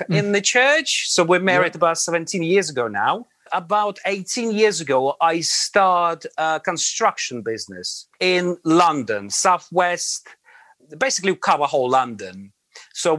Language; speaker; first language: English; non-native, fluent; Latvian